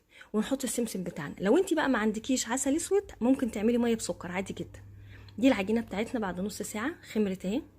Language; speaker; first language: Arabic; native; Arabic